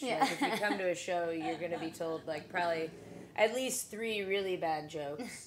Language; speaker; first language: English; native; English